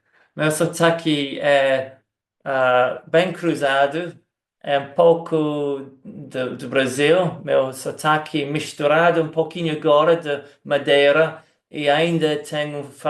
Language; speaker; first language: Portuguese; non-native, fluent; English